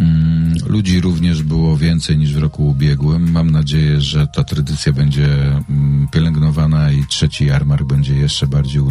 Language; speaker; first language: Polish; native; Polish